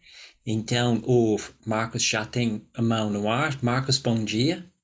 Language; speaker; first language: Portuguese; non-native, fluent; English